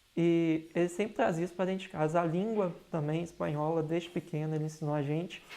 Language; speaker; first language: Portuguese; native; Portuguese